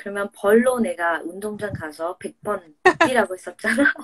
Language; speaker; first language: Korean; non-native, fluent; English